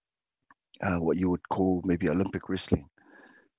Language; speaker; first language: English; native; English